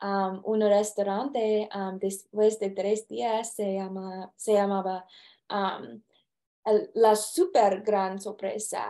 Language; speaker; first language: Spanish; non-native, learner; English